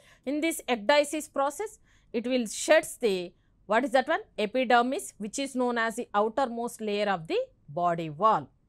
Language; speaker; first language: English; non-native, local second language; Telugu